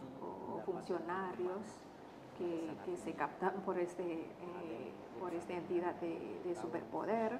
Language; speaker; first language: Spanish; non-native, fluent; Indonesian